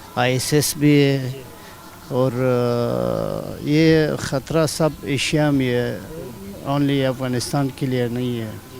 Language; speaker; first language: Hindi; non-native, learner; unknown